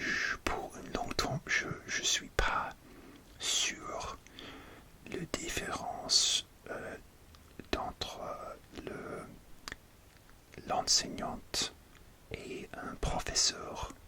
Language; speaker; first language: French; non-native, learner; English